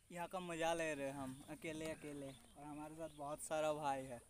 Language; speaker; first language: Hindi; non-native, local second language; Bangla